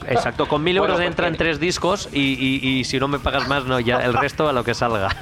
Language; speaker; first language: Spanish; native; Spanish